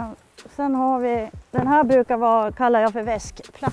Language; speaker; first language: Swedish; native; Swedish